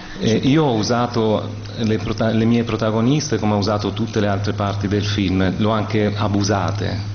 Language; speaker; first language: Italian; native; Italian